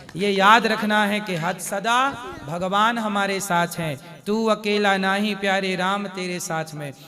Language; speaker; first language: Hindi; native; Hindi